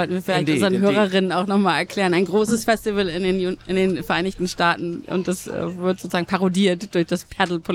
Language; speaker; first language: German; native; German